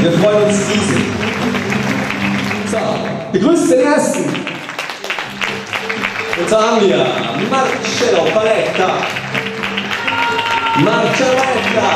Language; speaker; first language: German; early bilingual, other home language; Italian